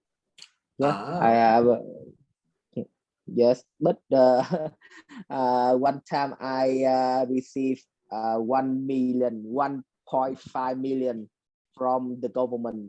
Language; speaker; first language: English; non-native, learner; Vietnamese